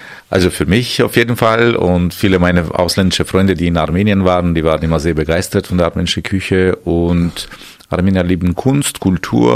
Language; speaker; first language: German; non-native, fluent; Armenian